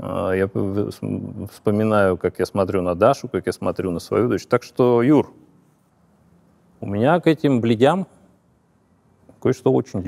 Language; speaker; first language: Russian; native; Russian